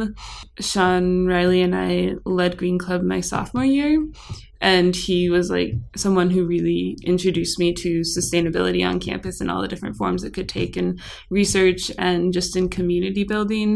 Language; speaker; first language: English; native; English